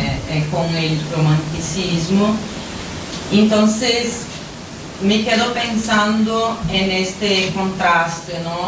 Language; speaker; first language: Spanish; non-native, fluent; Portuguese